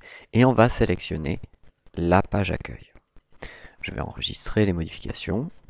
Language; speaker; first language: French; native; French